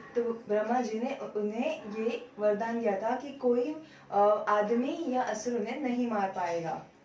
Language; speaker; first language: Hindi; non-native, local second language; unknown